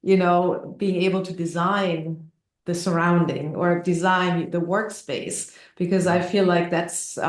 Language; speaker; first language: English; non-native, fluent; German